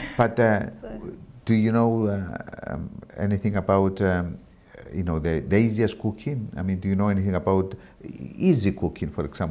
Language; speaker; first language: English; non-native, fluent; Greek